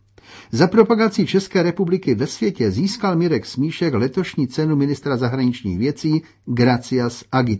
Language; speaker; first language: Czech; native; Czech